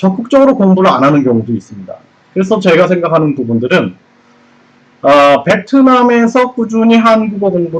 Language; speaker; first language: Korean; native; Korean